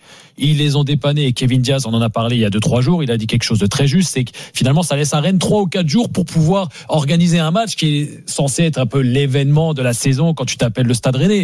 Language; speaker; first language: French; native; French